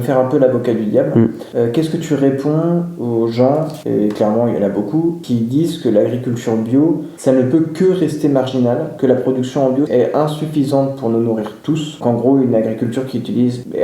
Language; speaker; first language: French; native; French